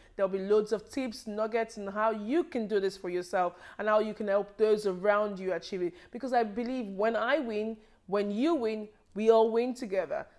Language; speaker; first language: English; non-native, local second language; Yoruba